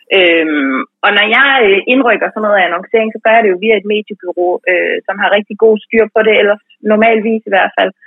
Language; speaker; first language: Danish; native; Danish